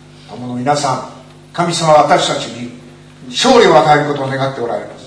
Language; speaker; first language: Japanese; native; Japanese